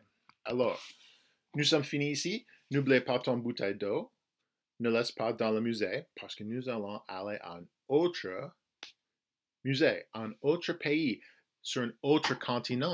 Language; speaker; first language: French; non-native, fluent; English